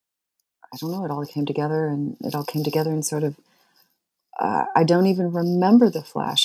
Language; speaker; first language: English; native; English